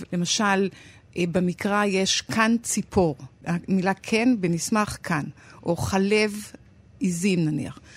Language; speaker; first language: Hebrew; native; Hebrew